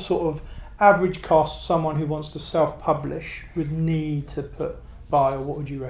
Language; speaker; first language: English; native; English